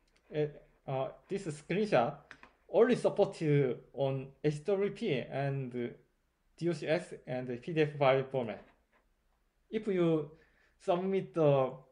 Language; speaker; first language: English; non-native, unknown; Korean